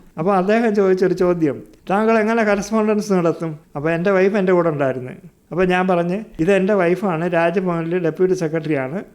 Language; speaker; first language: Malayalam; native; Malayalam